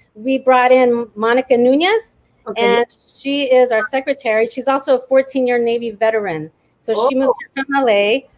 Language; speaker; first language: English; native; English